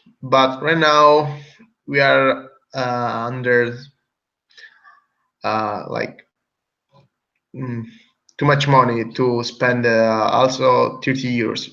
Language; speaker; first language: English; non-native, fluent; Italian